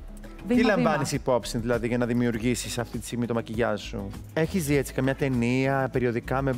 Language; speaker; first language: Greek; native; Greek